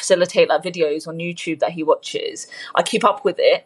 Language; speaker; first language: English; early bilingual, other home language; Punjabi